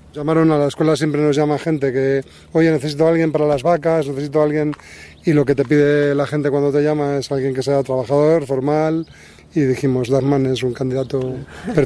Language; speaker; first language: Spanish; native; Spanish